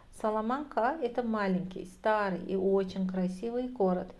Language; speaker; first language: Russian; non-native, fluent; Azerbaijani